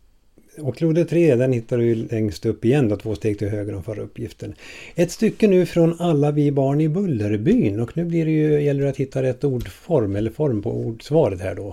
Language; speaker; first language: Swedish; native; Swedish